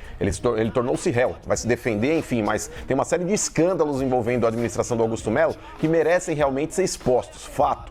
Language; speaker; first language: Portuguese; native; Portuguese